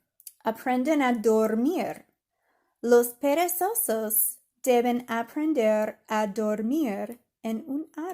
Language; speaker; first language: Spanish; non-native, fluent; English